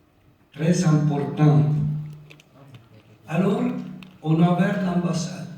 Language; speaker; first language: French; non-native, local second language; Italian